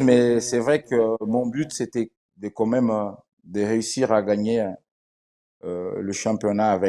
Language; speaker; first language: French; non-native, fluent; Portuguese